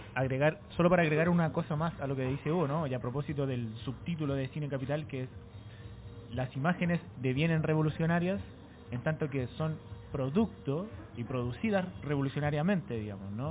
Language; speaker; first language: Spanish; native; Spanish